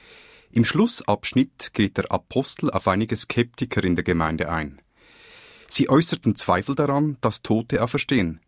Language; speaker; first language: German; native; German